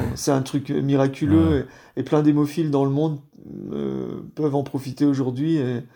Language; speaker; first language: French; native; French